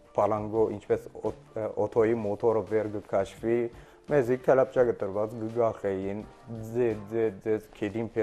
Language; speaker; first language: Armenian; early bilingual, heritage; Armenian